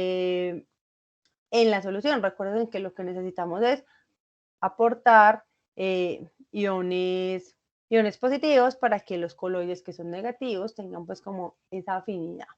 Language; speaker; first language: Spanish; native; Spanish